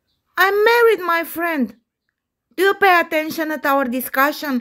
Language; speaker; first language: English; non-native, learner; Romanian